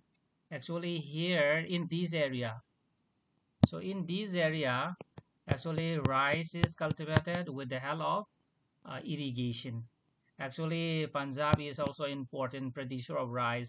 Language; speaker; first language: English; non-native, local second language; Manipuri